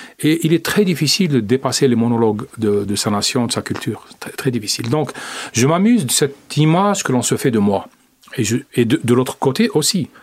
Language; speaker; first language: French; non-native, local second language; Arabic